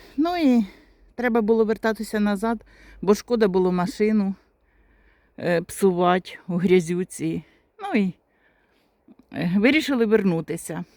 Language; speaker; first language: Ukrainian; native; Ukrainian